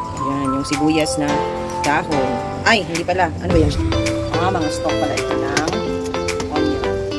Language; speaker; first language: Filipino; non-native, local second language; Cebuano